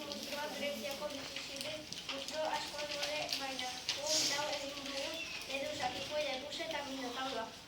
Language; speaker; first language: Basque; non-native, local second language; Spanish